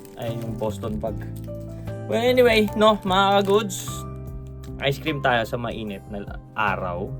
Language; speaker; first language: Filipino; native; Filipino